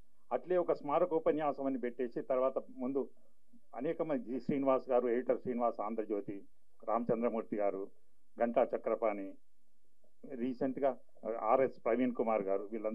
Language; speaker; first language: Telugu; native; Telugu